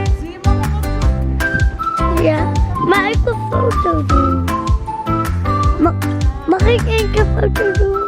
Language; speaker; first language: Dutch; early bilingual, other home language; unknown